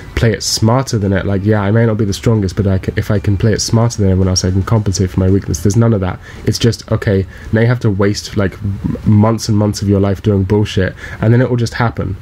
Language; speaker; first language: English; native; English